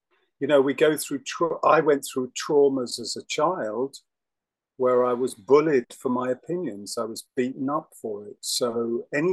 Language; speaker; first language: English; native; English